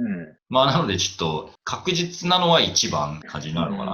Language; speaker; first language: Japanese; native; Japanese